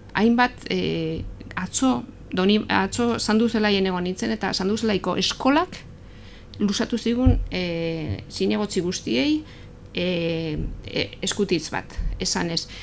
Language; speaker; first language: Basque; non-native, local second language; Spanish